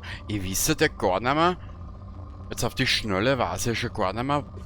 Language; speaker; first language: German; native; German